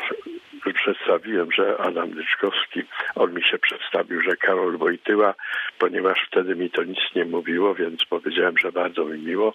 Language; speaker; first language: Polish; native; Polish